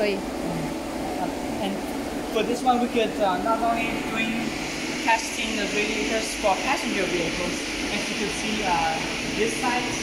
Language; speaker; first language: English; non-native, learner; Chinese